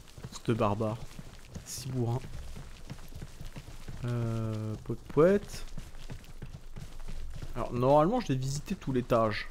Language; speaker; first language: French; native; French